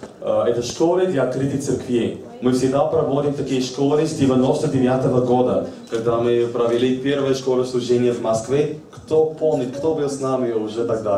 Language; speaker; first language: Russian; native; Russian